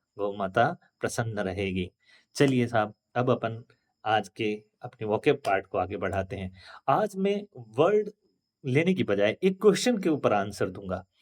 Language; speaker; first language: Hindi; native; Hindi